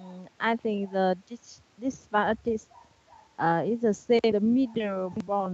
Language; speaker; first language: English; non-native, learner; Vietnamese